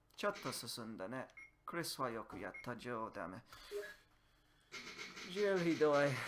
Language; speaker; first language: Japanese; non-native, learner; English